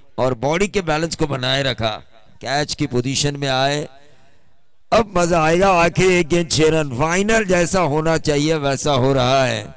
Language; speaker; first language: Hindi; non-native, local second language; Marathi